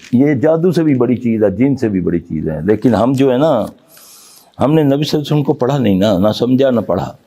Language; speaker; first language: Urdu; non-native, local second language; Punjabi